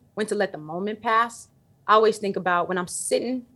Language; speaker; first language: English; early bilingual, other home language; Yoruba